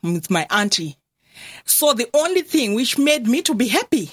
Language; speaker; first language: English; non-native, local second language; Shona